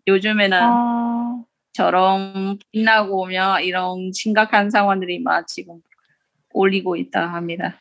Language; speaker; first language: Korean; non-native, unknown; Burmese